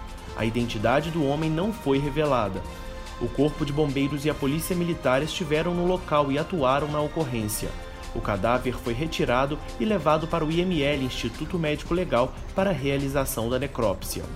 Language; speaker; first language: Portuguese; native; Portuguese